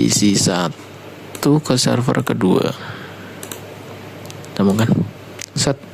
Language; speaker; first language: Indonesian; native; Indonesian